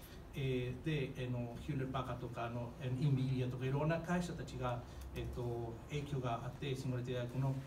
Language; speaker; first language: Japanese; non-native, fluent; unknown